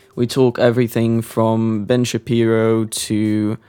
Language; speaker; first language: English; non-native, fluent; Portuguese